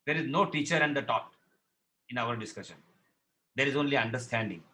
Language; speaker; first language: English; non-native, local second language; Marathi